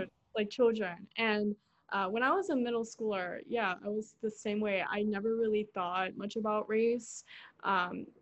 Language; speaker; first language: English; early bilingual, other home language; Korean